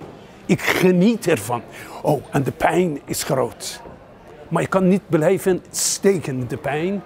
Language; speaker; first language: Dutch; non-native, fluent; Persian